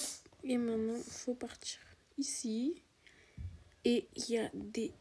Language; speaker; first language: French; native; French